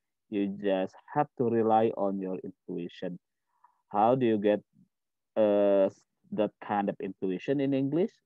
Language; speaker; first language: English; non-native, fluent; Indonesian